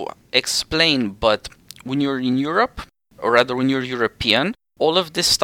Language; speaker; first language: English; non-native, fluent; Romanian